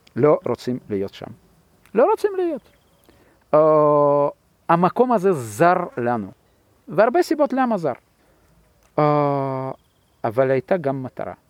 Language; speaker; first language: Hebrew; non-native, fluent; Russian